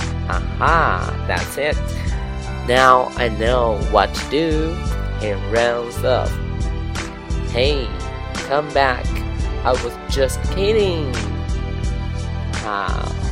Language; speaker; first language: English; non-native, fluent; Chinese